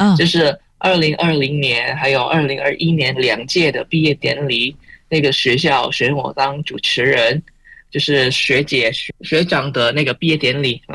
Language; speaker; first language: Chinese; non-native, fluent; Indonesian